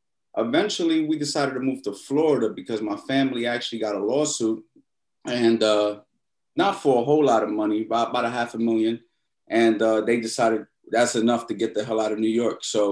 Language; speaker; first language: English; native; English